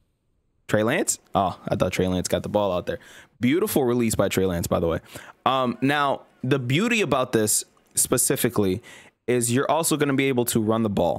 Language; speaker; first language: English; native; English